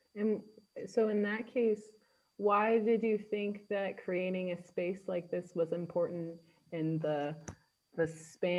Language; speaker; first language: English; native; English